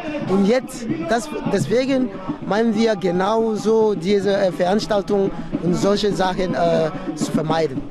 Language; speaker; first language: German; non-native, fluent; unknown